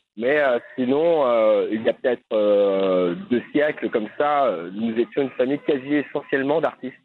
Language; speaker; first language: French; native; French